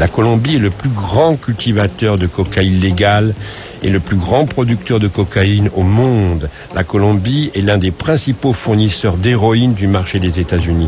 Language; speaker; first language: French; native; French